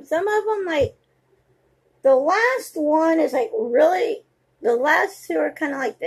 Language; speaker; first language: English; native; English